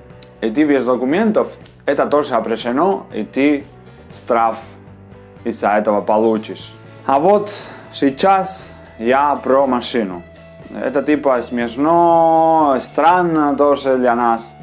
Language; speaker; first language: Russian; non-native, fluent; Spanish